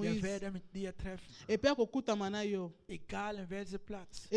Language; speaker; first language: German; non-native, learner; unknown